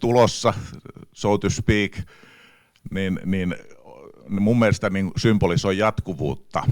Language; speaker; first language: Finnish; native; Finnish